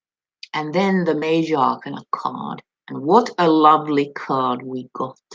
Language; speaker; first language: English; non-native, fluent; Finnish